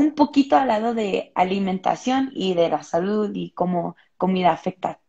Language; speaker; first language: Spanish; early bilingual, heritage; Spanish